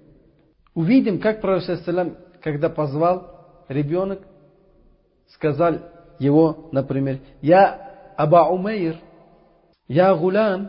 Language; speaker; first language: Russian; non-native, learner; Uzbek